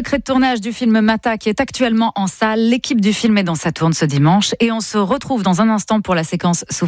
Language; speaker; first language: French; native; French